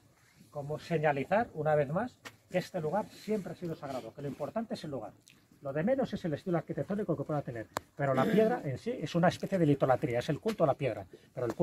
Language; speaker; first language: Spanish; native; Spanish